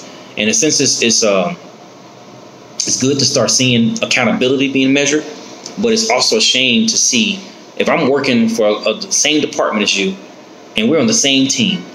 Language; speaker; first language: English; native; English